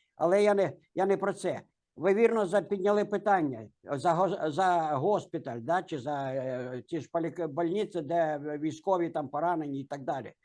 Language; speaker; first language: Ukrainian; native; Ukrainian